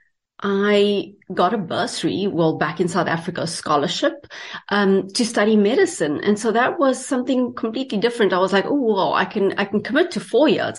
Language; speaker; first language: English; native; English